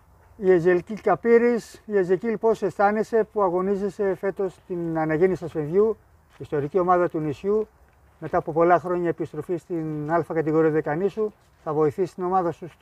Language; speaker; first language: Greek; native; Greek